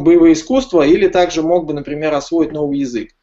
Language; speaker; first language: Russian; native; Russian